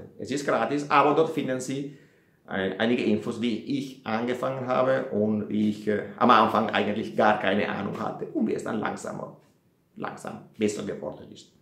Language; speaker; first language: German; non-native, fluent; Italian